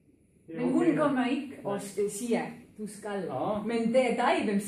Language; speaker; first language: Danish; non-native, learner; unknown